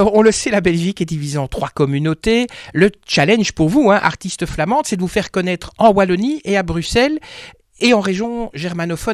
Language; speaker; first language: French; native; French